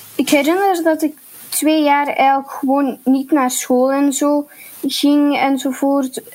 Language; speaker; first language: Dutch; early bilingual, other home language; Lithuanian